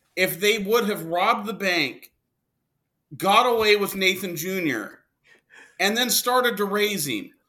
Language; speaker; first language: English; native; English